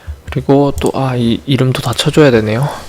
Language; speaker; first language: Korean; native; Korean